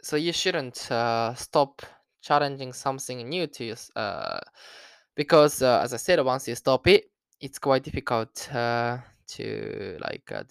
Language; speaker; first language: English; non-native, learner; Japanese